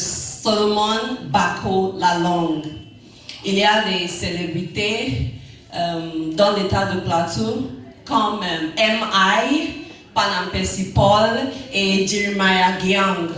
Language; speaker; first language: French; non-native, learner; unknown